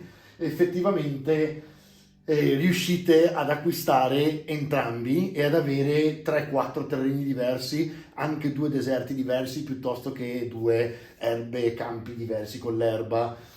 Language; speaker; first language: Italian; native; Italian